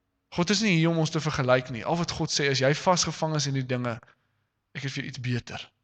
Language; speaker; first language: Afrikaans; native; Afrikaans